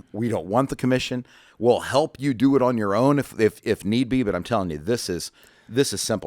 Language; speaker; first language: English; native; English